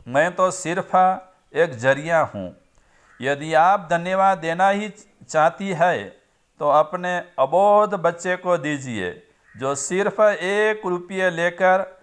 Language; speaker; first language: Hindi; non-native, local second language; Gujarati